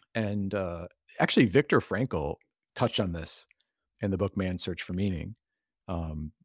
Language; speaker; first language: English; native; English